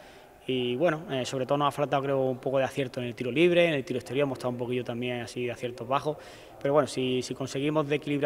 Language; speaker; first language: Spanish; native; Spanish